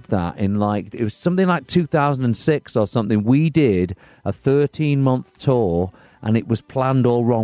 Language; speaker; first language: English; native; English